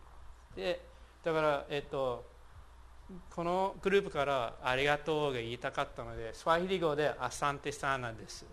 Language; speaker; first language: Japanese; non-native, fluent; English